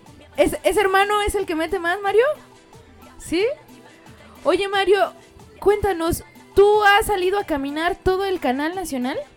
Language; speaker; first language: Spanish; native; Spanish